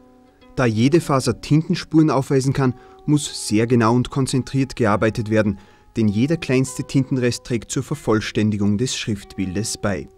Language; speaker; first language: German; native; German